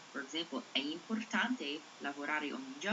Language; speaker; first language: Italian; non-native, fluent; English